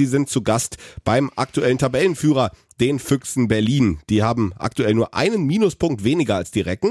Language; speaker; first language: German; native; German